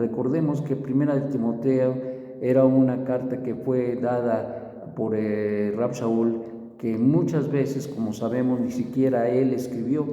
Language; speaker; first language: Spanish; native; Spanish